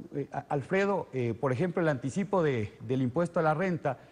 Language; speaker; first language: Spanish; native; Spanish